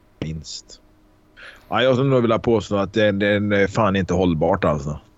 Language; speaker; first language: Swedish; native; Swedish